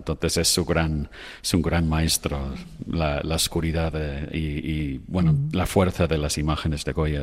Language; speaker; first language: Spanish; non-native, fluent; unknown